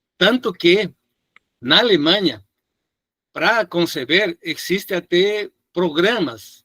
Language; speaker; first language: Portuguese; non-native, fluent; Spanish